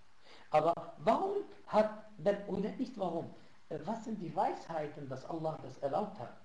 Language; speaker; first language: German; non-native, fluent; Arabic